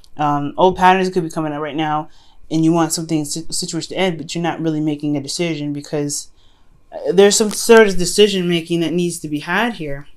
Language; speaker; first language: English; native; English